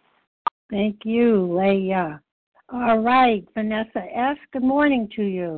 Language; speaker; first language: English; native; English